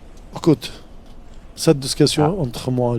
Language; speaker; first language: French; non-native, fluent; Arabic